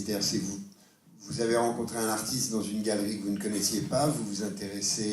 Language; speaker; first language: French; native; French